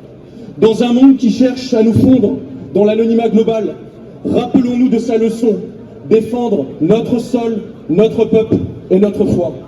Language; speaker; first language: French; native; French